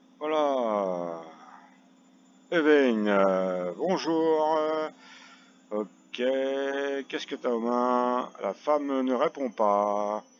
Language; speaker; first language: French; native; French